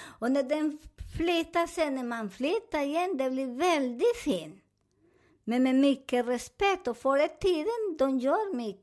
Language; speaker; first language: Swedish; non-native, fluent; Spanish